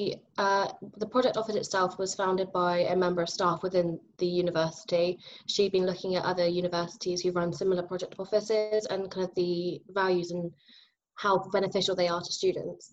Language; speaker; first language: English; native; English